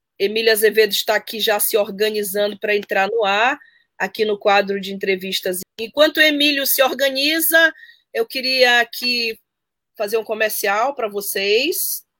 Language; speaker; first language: Portuguese; native; Portuguese